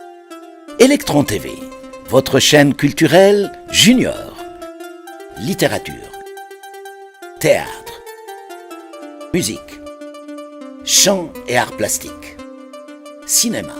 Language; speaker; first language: French; non-native, local second language; Arabic